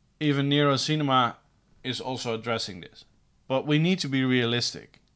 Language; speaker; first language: English; non-native, fluent; Dutch